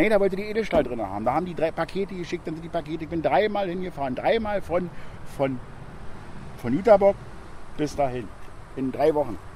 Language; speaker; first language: German; native; German